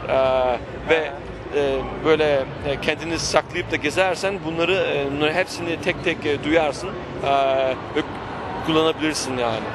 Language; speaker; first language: Turkish; early bilingual, heritage; Turkish